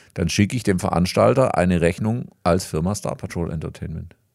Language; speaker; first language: German; native; German